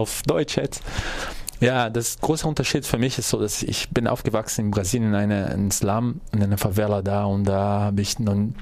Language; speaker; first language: German; non-native, fluent; Portuguese